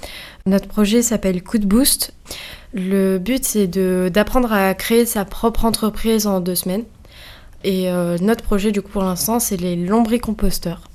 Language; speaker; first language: French; native; French